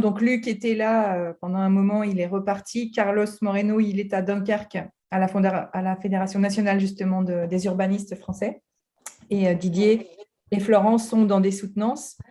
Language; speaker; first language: French; native; French